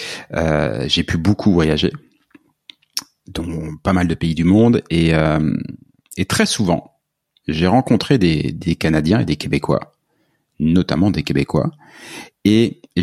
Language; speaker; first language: French; native; French